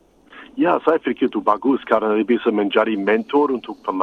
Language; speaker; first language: Indonesian; non-native, fluent; English